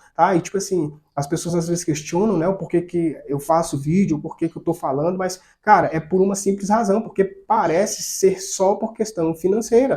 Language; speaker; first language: Portuguese; native; Portuguese